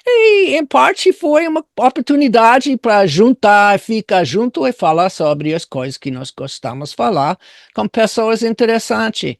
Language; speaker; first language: Portuguese; non-native, fluent; English